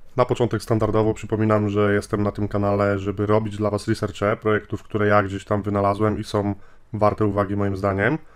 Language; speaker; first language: Polish; native; Polish